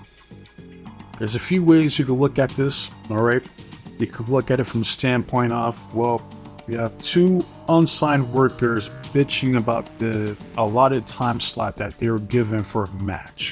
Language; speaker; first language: English; native; English